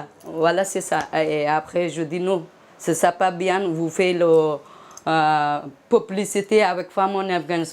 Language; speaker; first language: French; non-native, learner; Persian